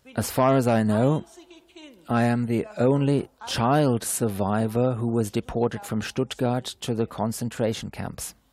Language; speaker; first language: English; non-native, fluent; German